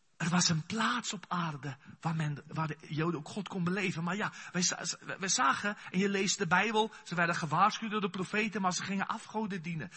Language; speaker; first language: Dutch; non-native, fluent; Afrikaans